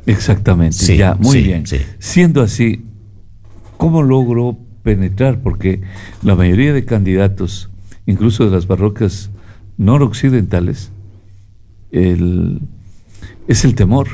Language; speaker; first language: Spanish; native; Spanish